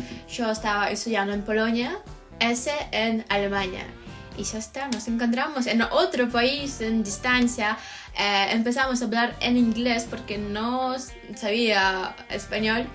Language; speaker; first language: Spanish; non-native, fluent; Ukrainian